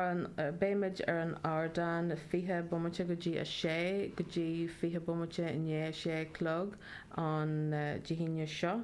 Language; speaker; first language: Irish; non-native, learner; Welsh